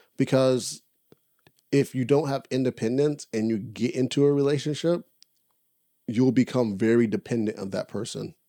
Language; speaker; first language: English; native; English